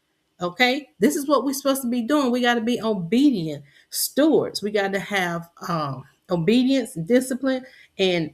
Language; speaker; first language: English; native; English